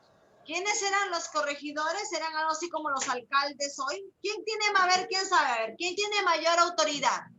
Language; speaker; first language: Spanish; native; Spanish